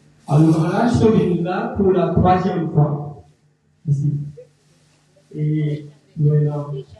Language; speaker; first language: French; non-native, local second language; Morisyen